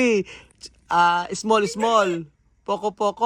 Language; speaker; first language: English; non-native, learner; Filipino